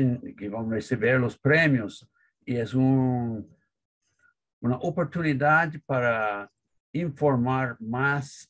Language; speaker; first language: Spanish; non-native, learner; English